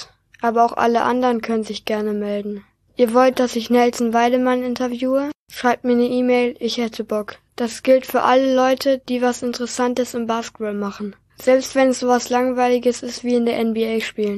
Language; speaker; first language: German; native; German